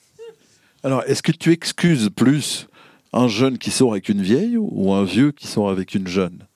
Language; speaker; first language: French; native; French